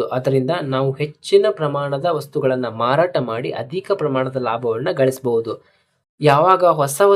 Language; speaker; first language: Kannada; native; Kannada